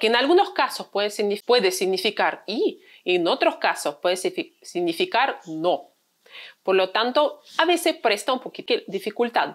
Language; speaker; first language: Spanish; non-native, fluent; Russian